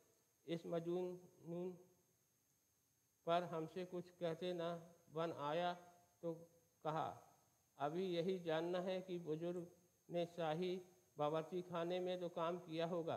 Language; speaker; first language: Hindi; native; Hindi